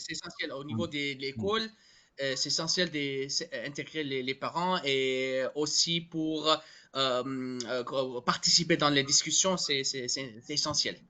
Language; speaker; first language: French; non-native, fluent; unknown